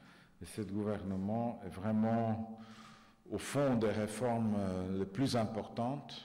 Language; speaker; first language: French; non-native, fluent; Hungarian